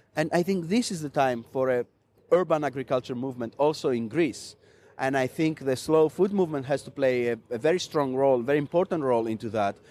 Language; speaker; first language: English; non-native, fluent; Greek